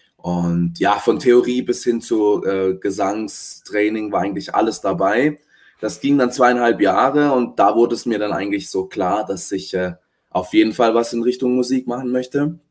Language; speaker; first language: German; early bilingual, other home language; Italian